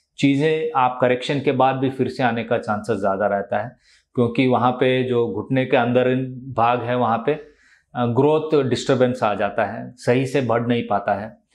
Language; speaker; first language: Hindi; non-native, local second language; Telugu